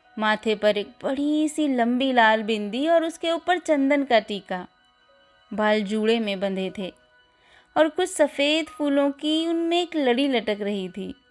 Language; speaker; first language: Hindi; native; Hindi